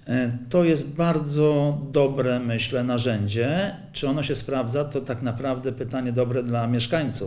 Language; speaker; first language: Polish; native; Polish